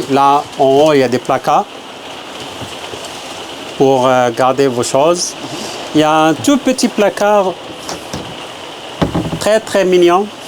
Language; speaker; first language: French; non-native, fluent; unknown